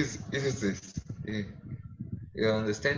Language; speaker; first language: English; non-native, learner; Portuguese